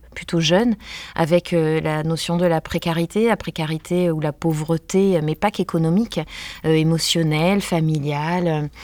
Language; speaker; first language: French; native; French